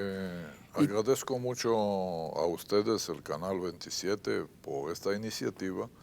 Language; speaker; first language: Spanish; non-native, fluent; Hebrew